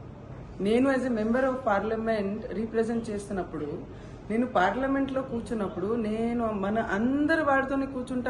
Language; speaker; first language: Telugu; non-native, fluent; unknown